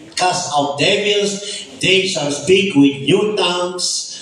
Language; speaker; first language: English; non-native, local second language; Filipino